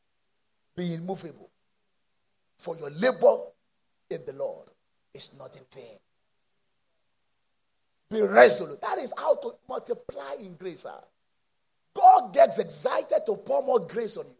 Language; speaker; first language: English; non-native, local second language; Yoruba